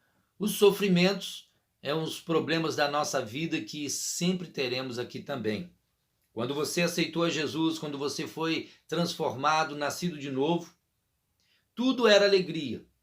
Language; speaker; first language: Portuguese; native; Portuguese